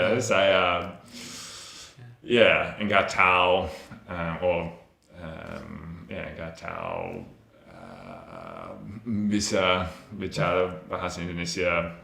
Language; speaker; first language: Indonesian; non-native, learner; English